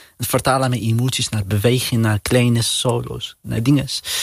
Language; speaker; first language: Dutch; non-native, learner; Arabic